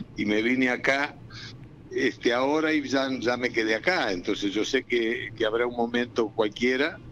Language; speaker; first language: Spanish; native; Spanish